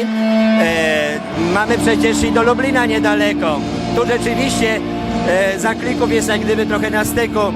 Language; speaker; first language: Polish; native; Polish